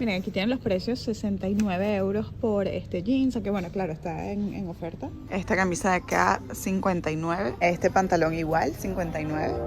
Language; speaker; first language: Spanish; native; Spanish